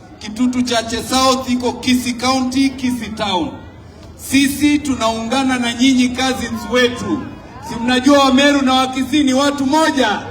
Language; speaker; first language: Swahili; non-native, local second language; Gusii